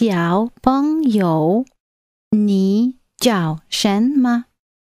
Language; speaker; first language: Chinese; non-native, learner; English